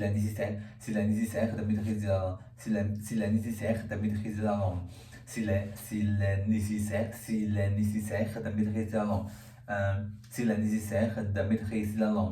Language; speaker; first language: French; non-native, learner; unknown